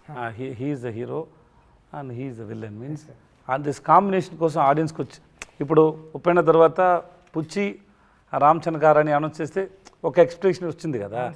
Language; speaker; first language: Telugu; non-native, learner; Tamil